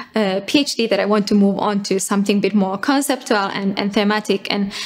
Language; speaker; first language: English; non-native, fluent; Finnish